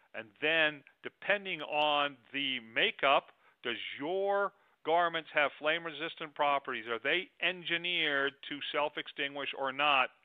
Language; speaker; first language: English; native; English